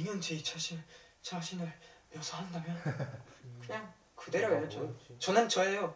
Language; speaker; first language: Korean; non-native, fluent; Japanese